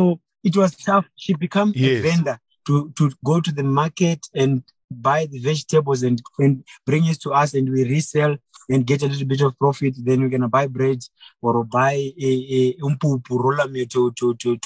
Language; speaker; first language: English; non-native, local second language; Shona